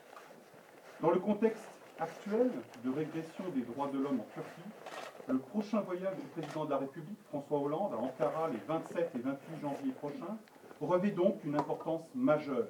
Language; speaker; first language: French; native; French